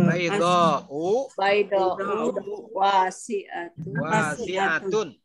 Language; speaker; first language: Arabic; non-native, fluent; Indonesian